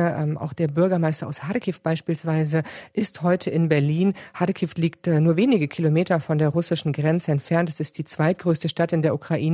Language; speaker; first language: German; native; German